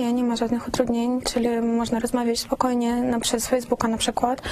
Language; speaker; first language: Polish; non-native, fluent; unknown